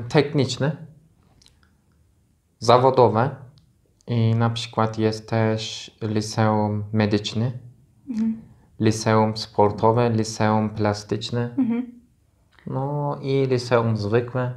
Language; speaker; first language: Polish; non-native, learner; Turkish